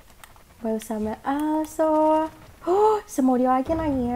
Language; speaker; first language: Spanish; non-native, learner; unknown